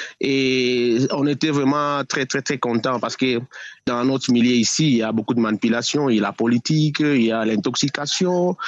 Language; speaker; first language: French; non-native, local second language; Nande